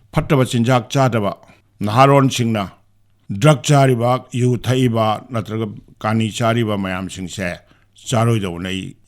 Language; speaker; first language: Manipuri; native; Manipuri